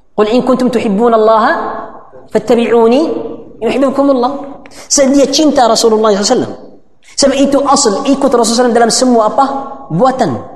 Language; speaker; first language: Malay; non-native, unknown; Arabic